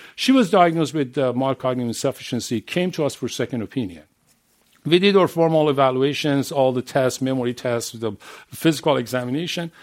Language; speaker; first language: English; non-native, fluent; Persian